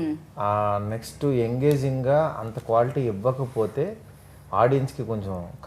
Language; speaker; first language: Telugu; native; Telugu